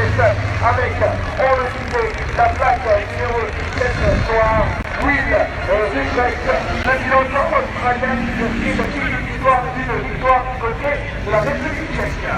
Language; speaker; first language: French; native; French